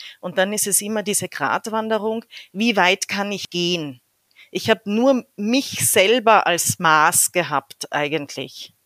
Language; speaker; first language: German; native; German